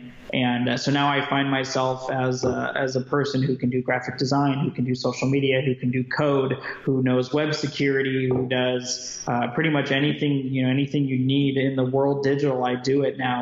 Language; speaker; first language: English; native; English